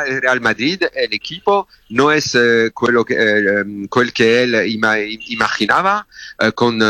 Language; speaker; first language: Spanish; non-native, fluent; Italian